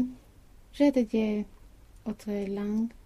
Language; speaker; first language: French; non-native, learner; Swedish